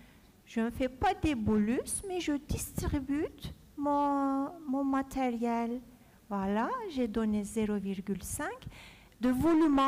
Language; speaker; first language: French; non-native, fluent; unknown